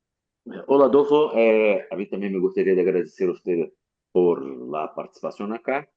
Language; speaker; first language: Spanish; non-native, learner; Portuguese